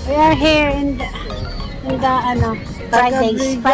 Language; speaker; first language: English; non-native, learner; Filipino